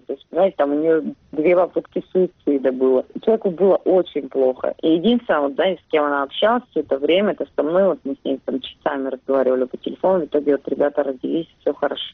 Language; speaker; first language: Russian; native; Russian